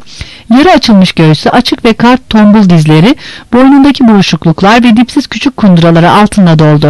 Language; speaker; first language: Turkish; native; Turkish